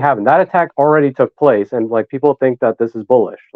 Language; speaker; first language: English; native; English